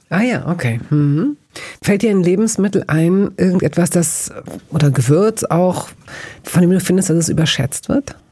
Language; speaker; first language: German; native; German